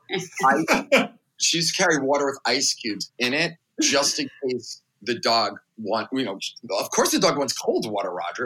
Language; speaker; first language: English; native; English